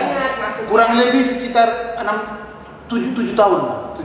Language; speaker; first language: Indonesian; native; Indonesian